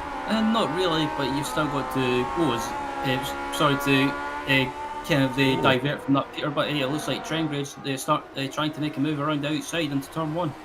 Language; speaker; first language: English; native; English